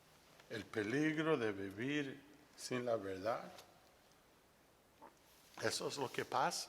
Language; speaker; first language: Spanish; non-native, fluent; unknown